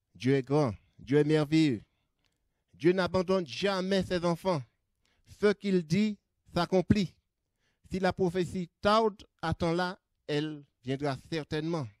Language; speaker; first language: French; native; French